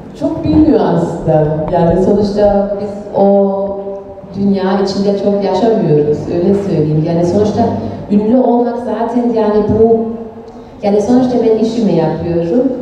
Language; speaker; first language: Turkish; non-native, fluent; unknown